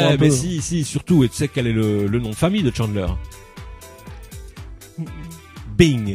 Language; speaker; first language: French; native; French